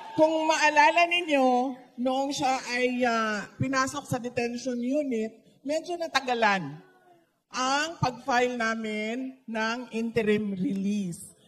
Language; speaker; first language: Filipino; non-native, local second language; Cebuano